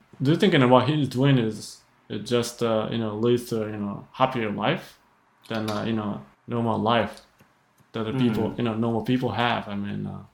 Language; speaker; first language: English; non-native, fluent; Japanese